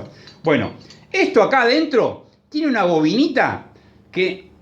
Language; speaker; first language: Spanish; native; Spanish